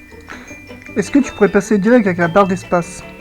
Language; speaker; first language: French; native; French